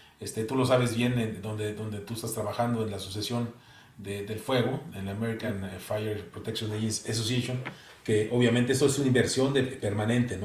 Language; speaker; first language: Spanish; native; Spanish